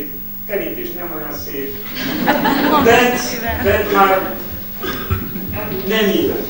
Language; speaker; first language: Hungarian; non-native, learner; Polish